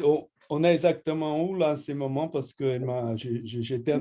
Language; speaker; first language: French; non-native, fluent; Portuguese